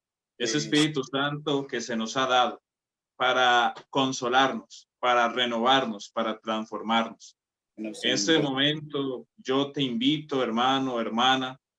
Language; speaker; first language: Spanish; native; Spanish